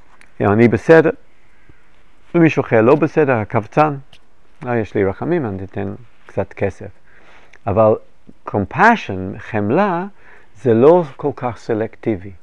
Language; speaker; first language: Hebrew; non-native, fluent; English